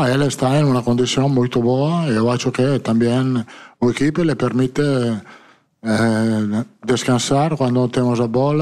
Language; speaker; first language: Portuguese; non-native, fluent; Italian